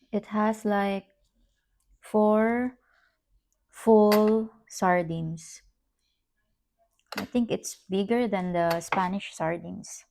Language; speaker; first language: English; non-native, local second language; Filipino